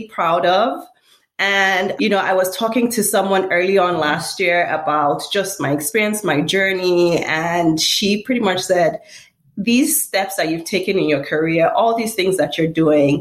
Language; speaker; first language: English; non-native, local second language; Yoruba